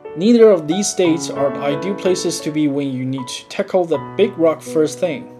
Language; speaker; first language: English; non-native, fluent; Chinese